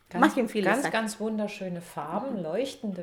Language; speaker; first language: German; native; German